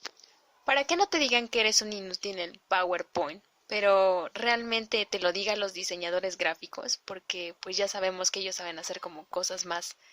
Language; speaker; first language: Spanish; native; Spanish